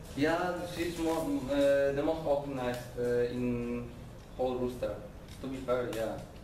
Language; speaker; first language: English; non-native, learner; Polish